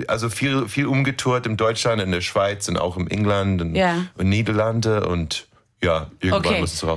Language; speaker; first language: German; non-native, fluent; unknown